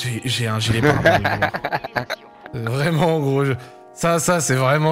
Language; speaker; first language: French; native; French